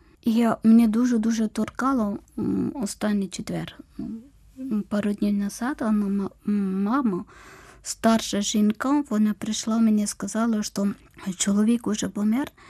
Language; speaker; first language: Ukrainian; non-native, learner; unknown